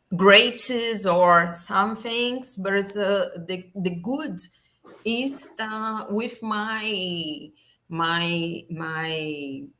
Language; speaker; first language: English; non-native, learner; Portuguese